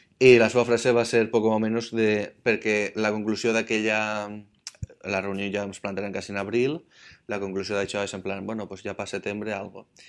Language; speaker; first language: Catalan; native; Catalan